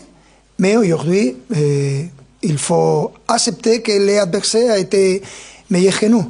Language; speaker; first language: French; non-native, fluent; Spanish